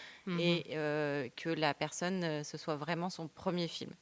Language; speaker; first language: French; native; French